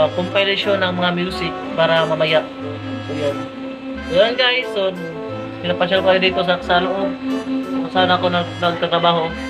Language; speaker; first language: Filipino; non-native, local second language; Hiligaynon